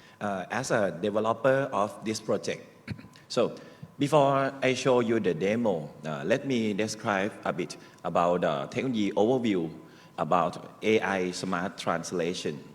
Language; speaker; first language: English; non-native, learner; Thai